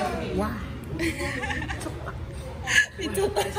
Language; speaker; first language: Korean; non-native, learner; Spanish